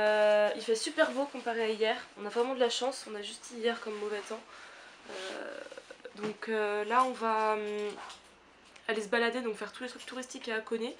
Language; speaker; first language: French; native; French